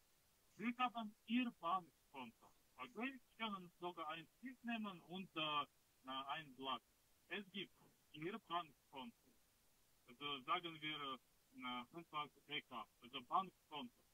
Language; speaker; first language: German; non-native, learner; Russian